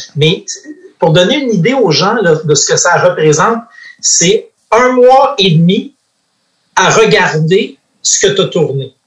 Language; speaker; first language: French; native; French